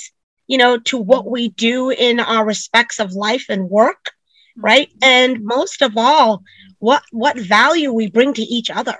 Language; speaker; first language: English; native; English